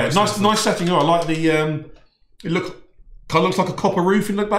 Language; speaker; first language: English; native; English